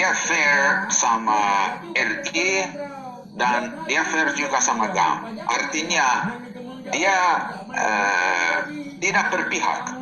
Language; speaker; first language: Indonesian; non-native, fluent; Finnish